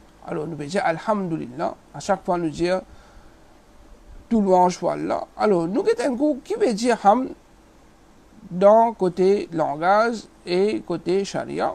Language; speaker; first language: French; non-native, local second language; Morisyen